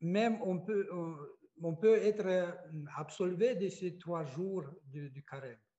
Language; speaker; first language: French; non-native, fluent; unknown